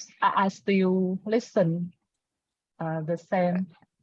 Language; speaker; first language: English; non-native, learner; Vietnamese